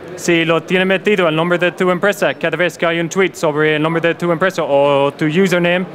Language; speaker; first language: Spanish; non-native, fluent; English